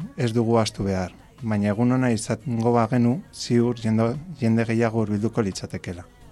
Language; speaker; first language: Basque; non-native, local second language; Spanish